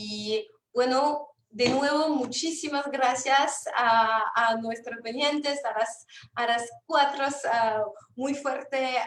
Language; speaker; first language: Spanish; non-native, fluent; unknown